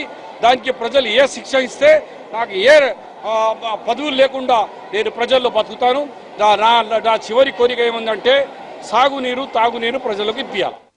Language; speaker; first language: Telugu; native; Telugu